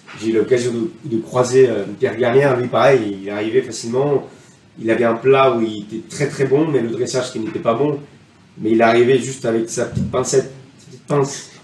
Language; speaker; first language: French; non-native, fluent; Spanish